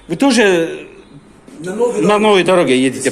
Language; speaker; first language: Russian; non-native, local second language; Kyrgyz